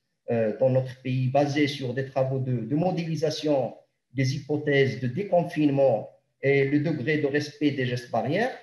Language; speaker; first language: French; non-native, local second language; Arabic